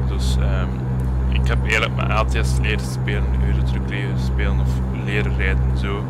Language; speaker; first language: Dutch; native; Dutch